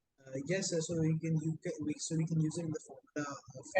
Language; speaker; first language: English; non-native, local second language; Urdu